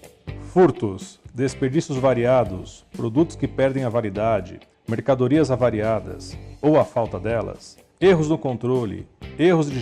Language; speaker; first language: Portuguese; native; Portuguese